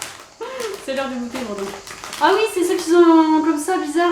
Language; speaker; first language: French; native; French